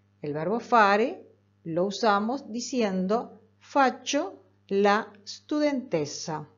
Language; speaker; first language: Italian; non-native, fluent; Spanish